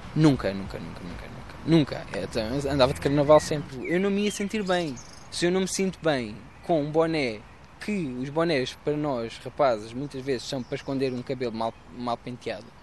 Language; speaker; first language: Portuguese; native; Portuguese